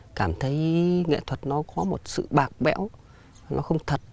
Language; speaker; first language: Vietnamese; native; Vietnamese